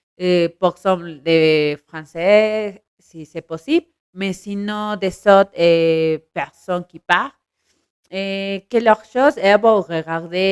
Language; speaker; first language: French; non-native, learner; Spanish